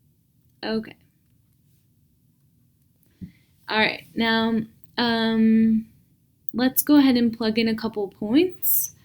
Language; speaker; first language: English; native; English